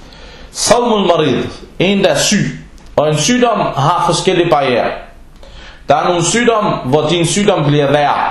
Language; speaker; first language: Danish; non-native, fluent; Arabic